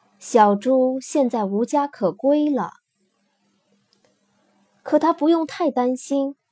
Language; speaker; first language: Chinese; native; Chinese